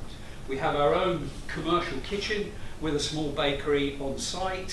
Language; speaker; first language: English; native; English